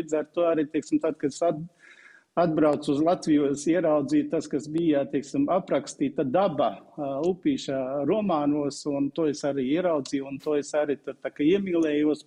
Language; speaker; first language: Latvian; non-native, fluent; Uzbek